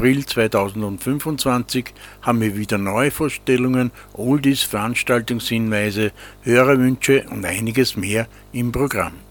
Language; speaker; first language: German; native; German